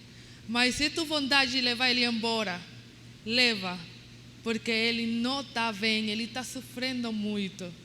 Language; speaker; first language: Portuguese; non-native, learner; Spanish